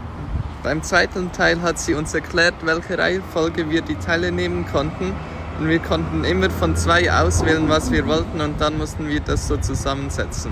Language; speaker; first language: German; native; German